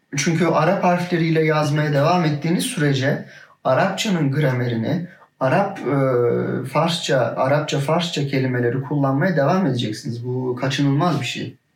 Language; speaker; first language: Turkish; native; Turkish